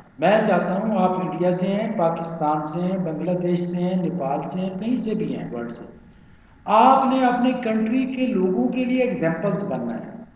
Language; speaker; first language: Urdu; non-native, local second language; Punjabi